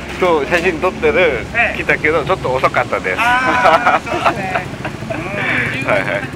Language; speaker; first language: Japanese; non-native, learner; Korean